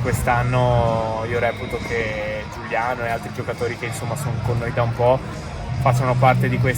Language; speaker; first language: Italian; native; Italian